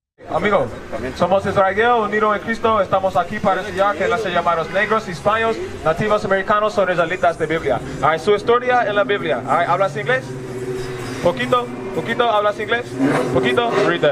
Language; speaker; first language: Spanish; non-native, learner; English